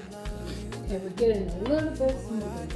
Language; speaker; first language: English; native; English